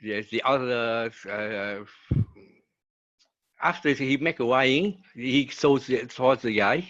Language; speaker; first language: English; non-native, learner; Vietnamese